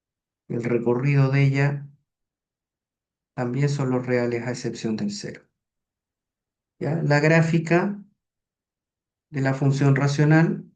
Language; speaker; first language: Spanish; native; Spanish